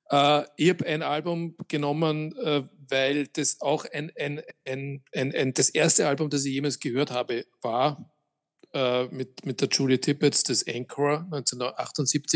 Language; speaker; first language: German; native; German